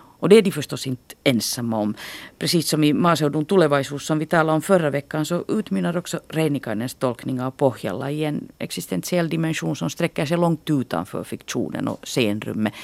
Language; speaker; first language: Swedish; native; Swedish